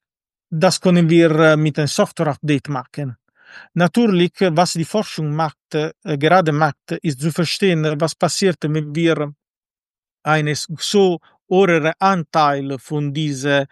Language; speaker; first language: German; non-native, fluent; Italian